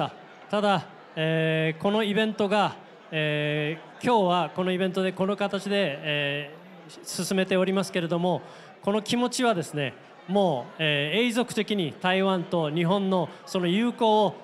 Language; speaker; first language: Japanese; native; Japanese